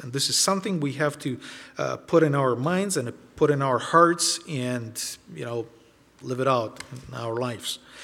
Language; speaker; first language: English; non-native, fluent; Romanian